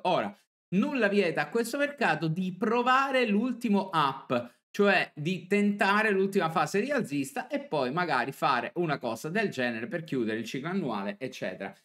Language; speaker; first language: Italian; native; Italian